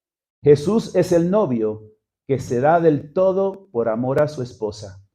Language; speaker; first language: Spanish; native; Spanish